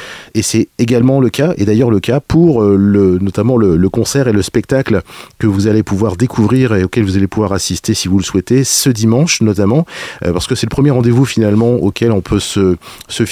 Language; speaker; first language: French; native; French